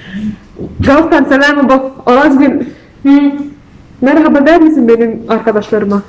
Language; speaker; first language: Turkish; non-native, fluent; Somali